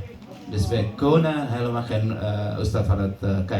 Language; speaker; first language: Dutch; non-native, learner; Indonesian